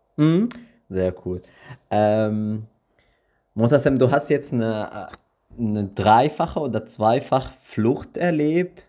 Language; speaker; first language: German; early bilingual, other home language; Arabic